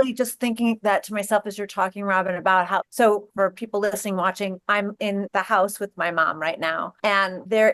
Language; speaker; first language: English; native; English